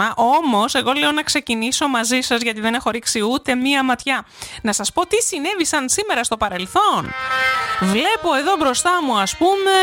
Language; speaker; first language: Greek; native; Greek